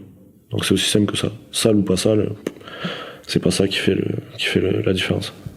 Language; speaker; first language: French; native; French